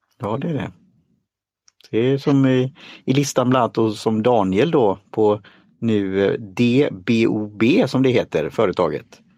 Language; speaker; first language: Swedish; native; Swedish